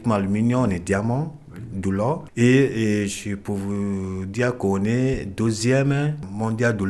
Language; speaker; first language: French; non-native, fluent; Ewe